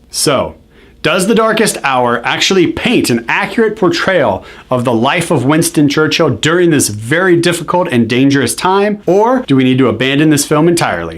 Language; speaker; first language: English; native; English